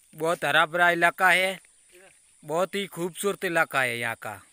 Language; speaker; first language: Hindi; native; Hindi